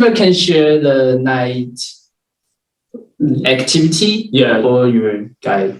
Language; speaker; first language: English; non-native, learner; Chinese